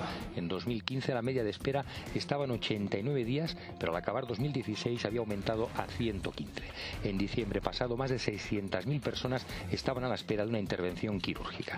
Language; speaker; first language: Spanish; native; Spanish